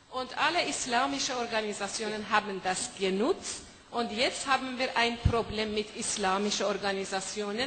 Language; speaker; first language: German; non-native, fluent; Persian